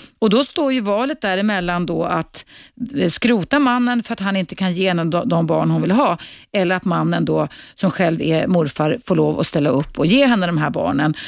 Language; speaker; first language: Swedish; native; Swedish